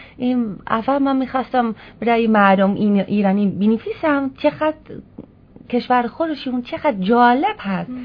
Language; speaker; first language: Persian; non-native, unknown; Dutch